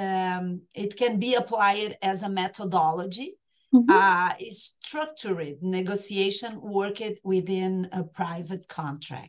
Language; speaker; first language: English; non-native, fluent; Portuguese